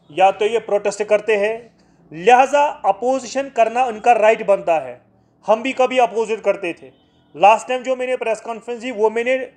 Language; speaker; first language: Hindi; non-native, local second language; Kashmiri